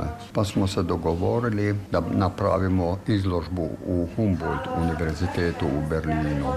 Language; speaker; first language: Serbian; non-native, fluent; German